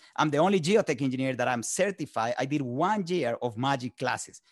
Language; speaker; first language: English; non-native, fluent; Spanish